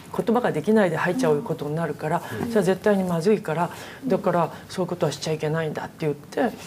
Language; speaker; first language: Japanese; native; Japanese